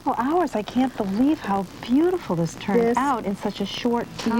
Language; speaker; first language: English; native; English